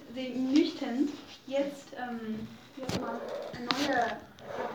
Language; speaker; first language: German; non-native, fluent; Chinese